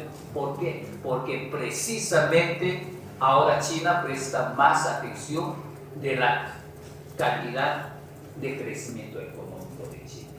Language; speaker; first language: Spanish; non-native, fluent; Chinese